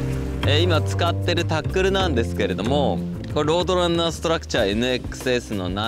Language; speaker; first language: Japanese; native; Japanese